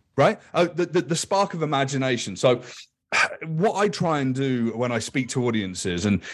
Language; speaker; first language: English; native; English